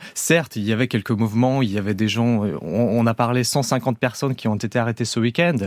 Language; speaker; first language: French; non-native, fluent; Russian